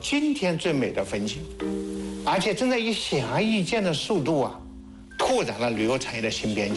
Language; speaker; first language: Chinese; native; Chinese